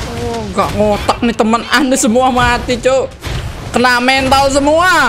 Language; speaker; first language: Indonesian; native; Indonesian